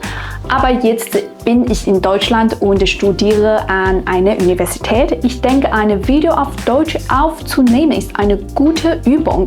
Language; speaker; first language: German; non-native, fluent; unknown